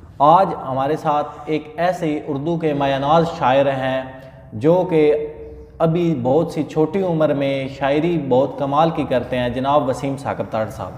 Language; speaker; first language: Urdu; non-native, local second language; Punjabi